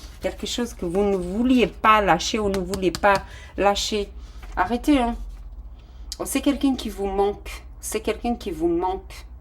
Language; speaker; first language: French; non-native, fluent; Portuguese